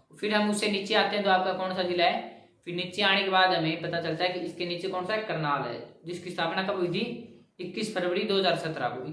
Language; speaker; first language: Hindi; native; Hindi